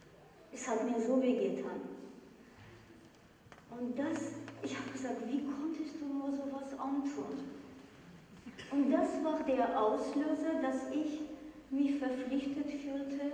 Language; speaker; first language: German; non-native, fluent; Armenian